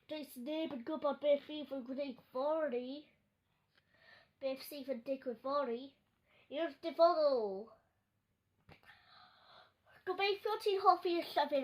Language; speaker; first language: Welsh; non-native, local second language; English